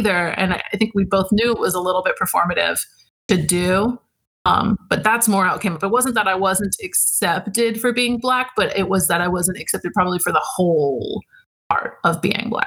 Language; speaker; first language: English; native; English